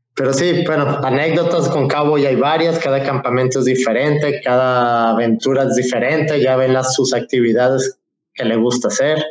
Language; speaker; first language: Spanish; native; Spanish